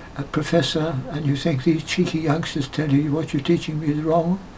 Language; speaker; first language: English; native; English